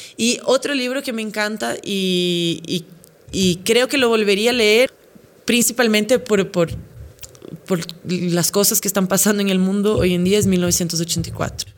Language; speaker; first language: Spanish; non-native, fluent; Portuguese